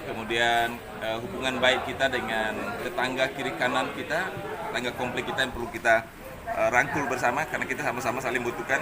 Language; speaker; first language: Indonesian; native; Indonesian